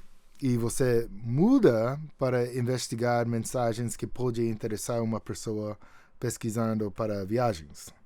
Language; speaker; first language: Portuguese; non-native, fluent; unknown